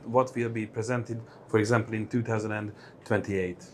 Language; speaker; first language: English; non-native, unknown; Hungarian